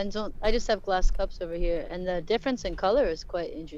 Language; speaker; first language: English; native; English